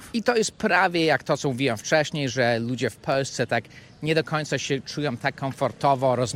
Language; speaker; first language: Polish; non-native, fluent; English